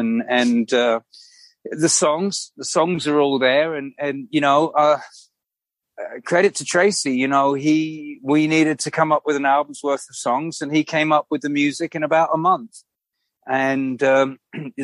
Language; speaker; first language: English; native; English